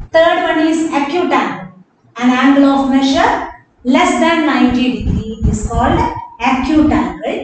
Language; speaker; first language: English; non-native, local second language; Malayalam